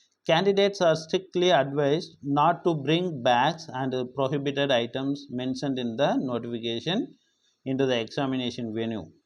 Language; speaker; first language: English; non-native, local second language; Tamil